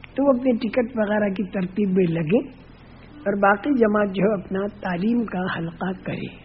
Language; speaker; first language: Urdu; non-native, local second language; Gujarati